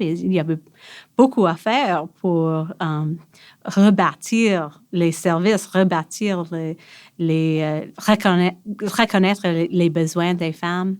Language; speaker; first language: French; non-native, local second language; English